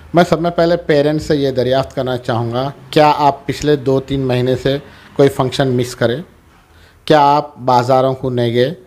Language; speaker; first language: Urdu; native; Urdu